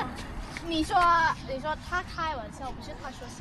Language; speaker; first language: Chinese; non-native, learner; Lao